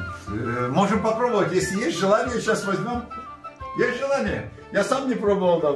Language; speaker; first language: Russian; non-native, local second language; Gagauz